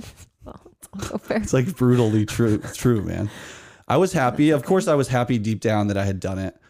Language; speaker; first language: English; native; English